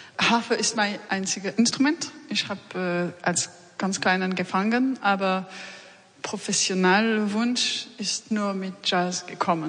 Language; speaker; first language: German; non-native, learner; French